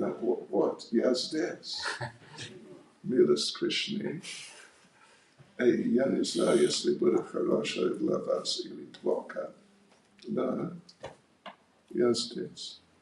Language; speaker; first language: Russian; non-native, learner; English